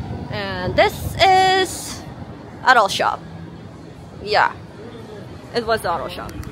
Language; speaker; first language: English; non-native, learner; Korean